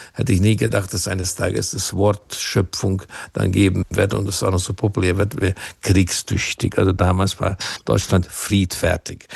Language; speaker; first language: German; non-native, fluent; Hungarian